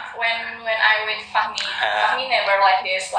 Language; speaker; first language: English; non-native, learner; Indonesian